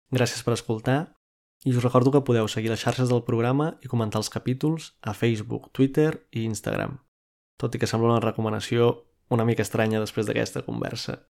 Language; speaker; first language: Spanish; non-native, local second language; Catalan